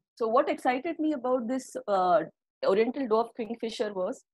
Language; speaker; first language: English; non-native, local second language; Marathi